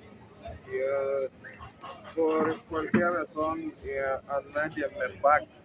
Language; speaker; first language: Spanish; non-native, learner; English